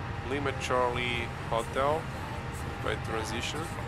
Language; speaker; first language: English; non-native, learner; Portuguese